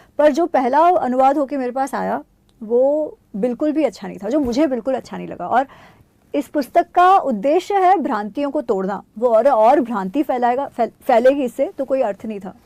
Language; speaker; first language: Hindi; non-native, local second language; Gujarati